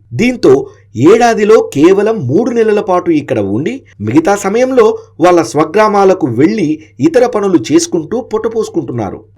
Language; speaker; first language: Telugu; native; Telugu